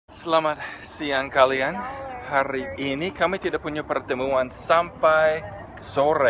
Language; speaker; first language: Indonesian; non-native, fluent; English